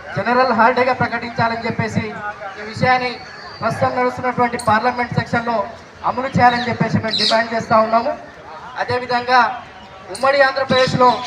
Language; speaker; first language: Telugu; non-native, local second language; Lambadi